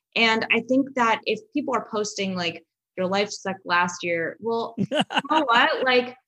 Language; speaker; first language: English; native; English